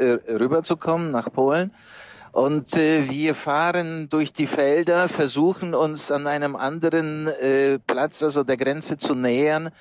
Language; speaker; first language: German; non-native, fluent; Polish